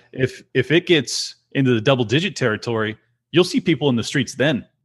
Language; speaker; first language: English; native; English